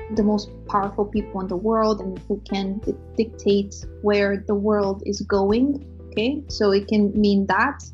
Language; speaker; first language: English; non-native, fluent; Romanian